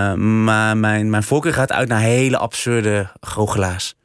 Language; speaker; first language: Dutch; native; Dutch